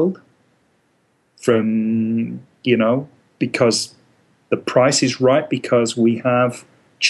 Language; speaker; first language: English; native; English